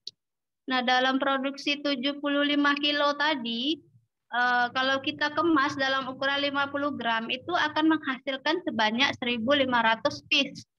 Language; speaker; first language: Indonesian; native; Indonesian